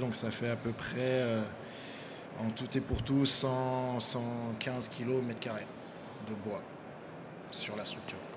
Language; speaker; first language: French; native; French